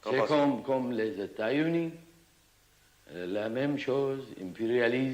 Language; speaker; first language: French; non-native, learner; Arabic